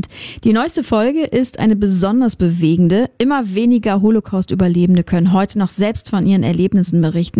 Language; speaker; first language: German; native; German